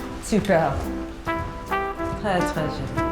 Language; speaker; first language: French; non-native, fluent; English